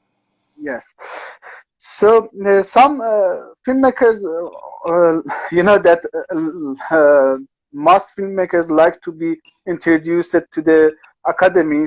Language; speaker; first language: English; non-native, learner; Persian